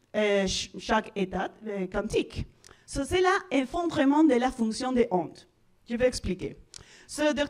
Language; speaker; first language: French; non-native, learner; Spanish